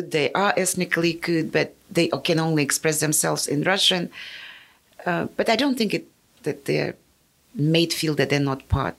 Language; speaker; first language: English; non-native, fluent; Yakut